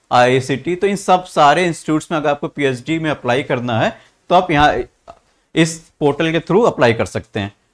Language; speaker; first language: Hindi; native; Hindi